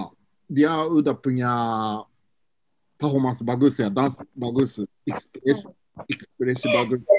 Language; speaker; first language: Indonesian; non-native, learner; Japanese